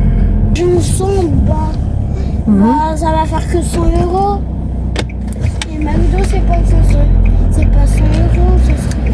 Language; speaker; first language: French; early bilingual, other home language; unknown